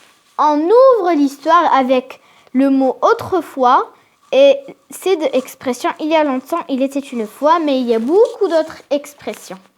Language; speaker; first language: French; non-native, local second language; Arabic